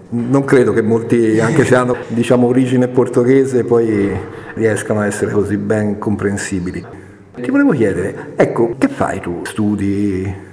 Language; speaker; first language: Italian; native; Italian